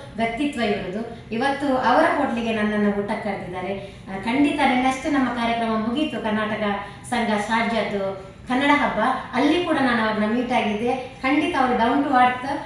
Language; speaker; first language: Kannada; non-native, local second language; Tulu